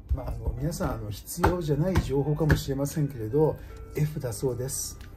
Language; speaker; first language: Japanese; native; Japanese